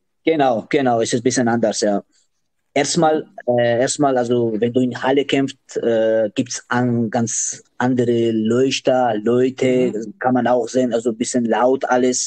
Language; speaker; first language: German; non-native, learner; Georgian